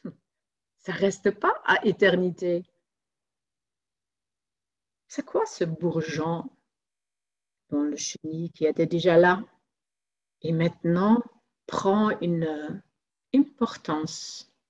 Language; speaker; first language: French; non-native, fluent; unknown